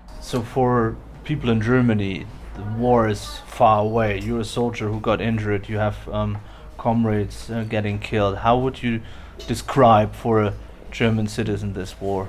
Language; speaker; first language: English; non-native, fluent; German